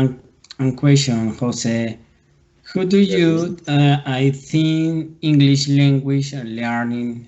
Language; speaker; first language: English; non-native, learner; Spanish